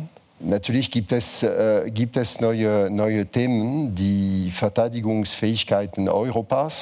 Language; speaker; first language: German; non-native, fluent; French